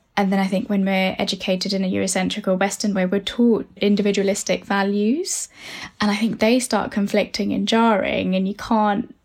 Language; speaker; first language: English; early bilingual, other home language; Tamil